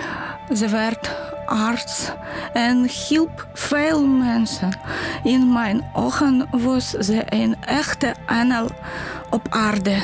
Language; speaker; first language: Dutch; non-native, learner; Ukrainian